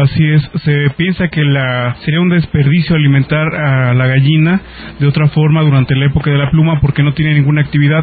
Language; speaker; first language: Spanish; native; Spanish